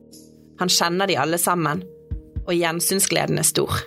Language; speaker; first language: Norwegian; native; Norwegian